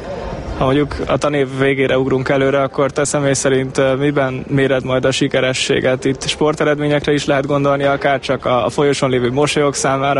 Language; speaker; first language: Hungarian; native; Hungarian